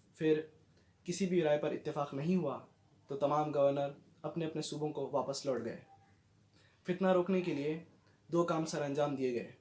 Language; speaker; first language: Urdu; native; Urdu